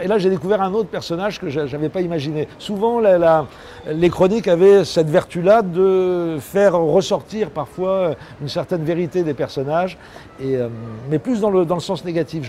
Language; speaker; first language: French; native; French